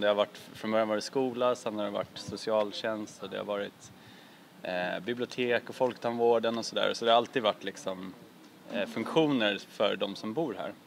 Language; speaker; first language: Swedish; native; Swedish